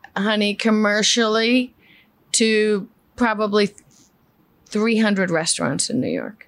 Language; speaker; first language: English; early bilingual, other home language; Spanish